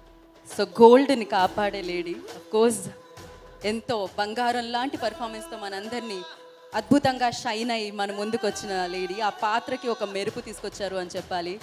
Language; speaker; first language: Telugu; native; Telugu